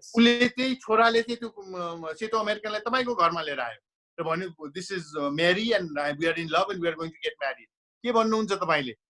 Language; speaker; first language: Nepali; native; Nepali